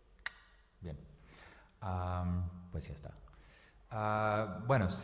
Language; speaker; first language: Spanish; non-native, local second language; Catalan